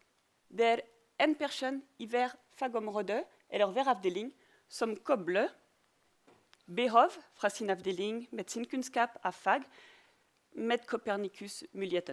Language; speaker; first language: Norwegian; non-native, fluent; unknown